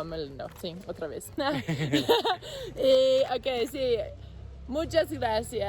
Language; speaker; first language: Spanish; non-native, learner; English